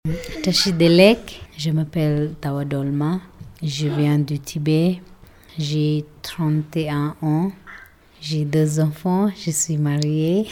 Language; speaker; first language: French; non-native, learner; Tibetan